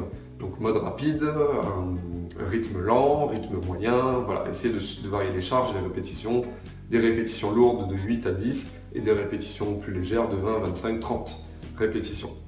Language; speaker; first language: French; native; French